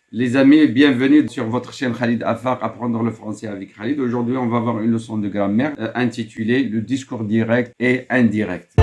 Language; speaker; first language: French; non-native, local second language; Arabic